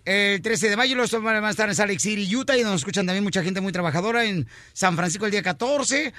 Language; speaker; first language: Spanish; native; Spanish